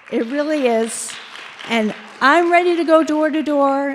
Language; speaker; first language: English; early bilingual, other home language; Finnish